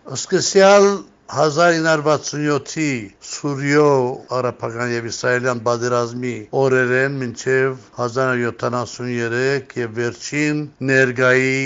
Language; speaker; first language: Armenian; native; Armenian